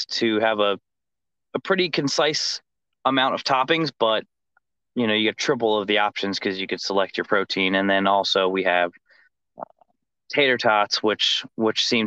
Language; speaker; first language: English; native; English